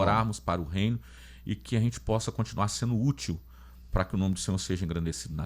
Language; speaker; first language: Portuguese; native; Portuguese